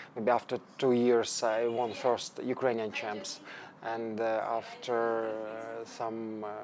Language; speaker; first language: English; non-native, fluent; Ukrainian